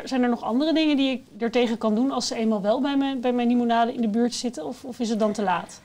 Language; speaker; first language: Dutch; native; Dutch